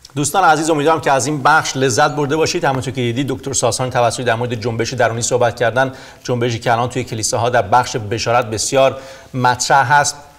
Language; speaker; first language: Persian; non-native, local second language; Armenian